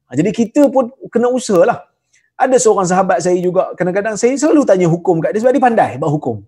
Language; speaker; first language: Malay; native; Malay